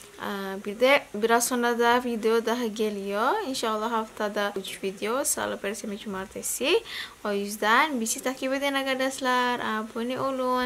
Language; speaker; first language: Turkish; non-native, learner; Indonesian